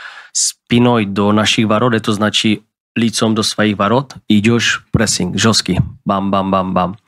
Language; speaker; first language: Russian; non-native, fluent; Czech